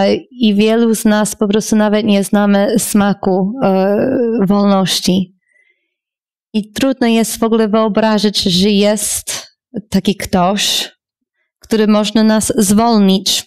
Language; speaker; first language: Polish; non-native, fluent; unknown